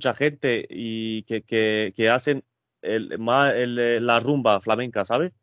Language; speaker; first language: Spanish; early bilingual, other home language; French